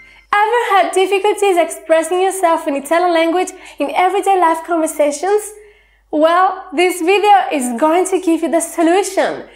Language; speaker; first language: English; non-native, fluent; Italian